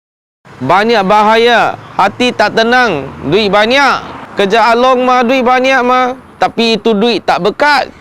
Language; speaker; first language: Indonesian; non-native, local second language; Chinese